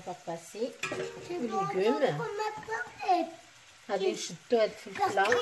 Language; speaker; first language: French; non-native, local second language; Arabic